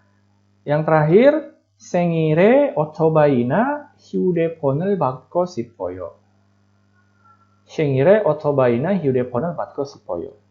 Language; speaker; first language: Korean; non-native, fluent; Indonesian